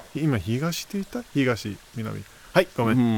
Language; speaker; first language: Japanese; non-native, fluent; English